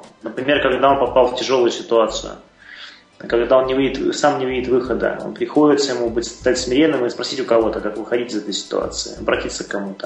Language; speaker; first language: Russian; native; Russian